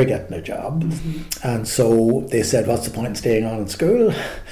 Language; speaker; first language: English; native; English